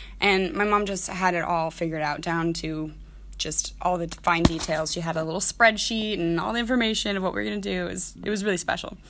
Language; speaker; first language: English; native; English